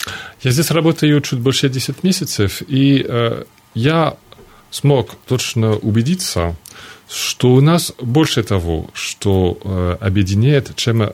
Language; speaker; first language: Russian; non-native, fluent; French